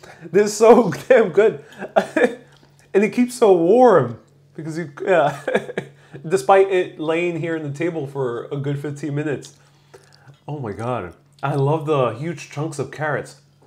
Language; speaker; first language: English; native; English